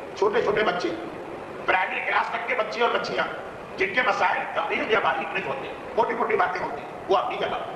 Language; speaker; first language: Urdu; native; Urdu